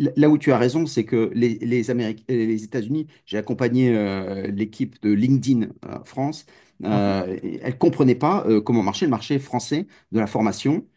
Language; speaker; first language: French; native; French